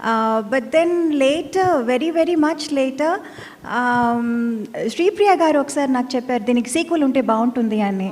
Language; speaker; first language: Telugu; non-native, fluent; Tamil